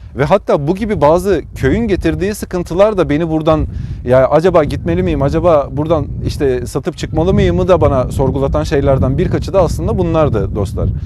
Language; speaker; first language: Turkish; native; Turkish